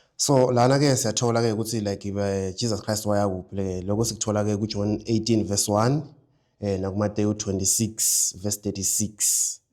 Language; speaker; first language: Zulu; non-native, local second language; Swati